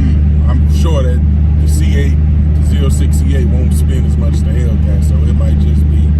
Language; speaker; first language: English; native; English